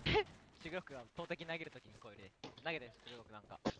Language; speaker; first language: Japanese; native; Japanese